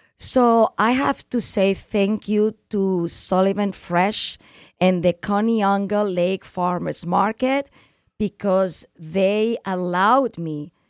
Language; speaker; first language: English; non-native, fluent; Spanish